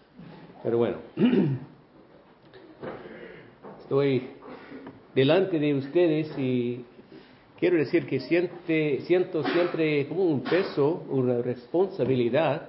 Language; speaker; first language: Spanish; non-native, fluent; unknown